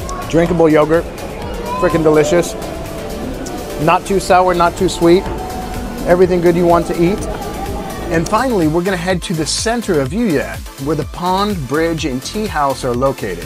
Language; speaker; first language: English; native; English